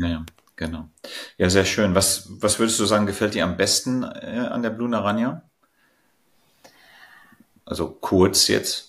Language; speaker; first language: German; native; German